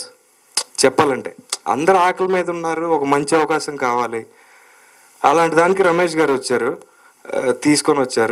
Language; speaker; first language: Telugu; native; Telugu